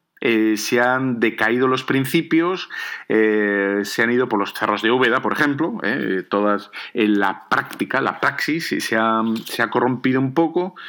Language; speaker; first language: Spanish; native; Spanish